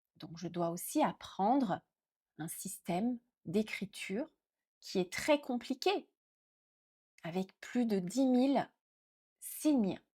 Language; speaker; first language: French; native; French